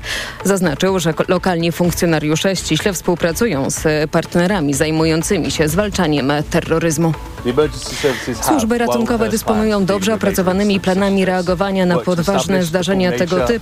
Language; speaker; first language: Polish; native; Polish